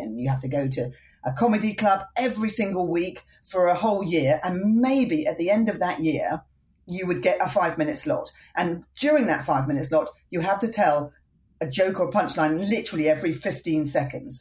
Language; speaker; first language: English; native; English